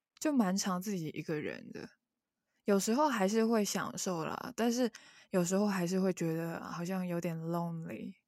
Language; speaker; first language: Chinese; non-native, local second language; Cantonese